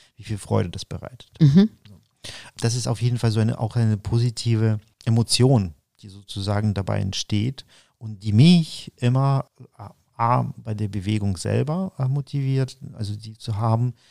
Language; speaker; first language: German; non-native, fluent; Ukrainian